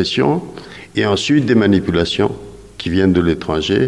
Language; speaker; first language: French; non-native, fluent; Persian